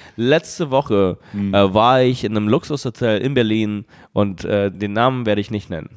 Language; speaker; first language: German; early bilingual, other home language; Russian